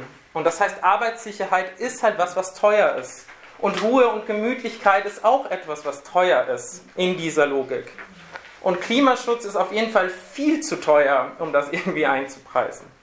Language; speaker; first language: German; native; German